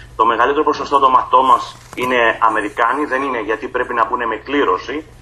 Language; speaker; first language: Greek; native; Greek